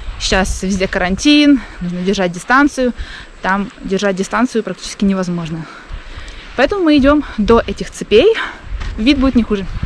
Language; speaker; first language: Russian; native; Russian